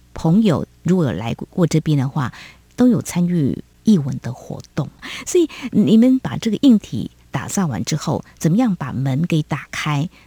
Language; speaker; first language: Chinese; native; Chinese